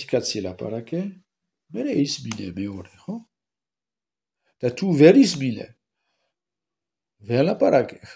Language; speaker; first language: Georgian; non-native, learner; French